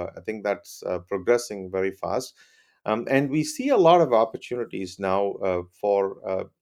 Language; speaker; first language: English; non-native, local second language; Tamil